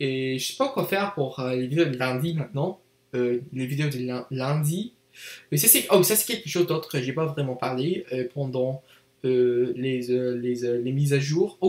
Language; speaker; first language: French; non-native, learner; English